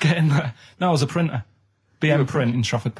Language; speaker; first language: English; native; English